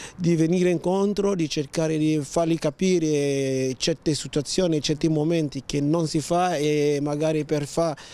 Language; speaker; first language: Italian; non-native, fluent; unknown